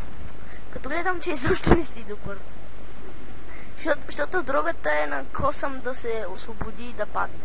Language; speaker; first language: Bulgarian; native; Bulgarian